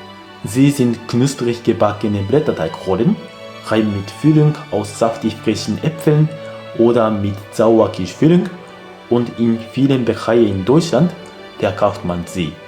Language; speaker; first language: German; non-native, fluent; Japanese